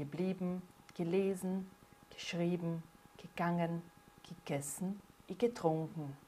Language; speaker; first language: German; non-native, fluent; Portuguese